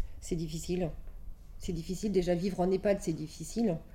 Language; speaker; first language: French; native; French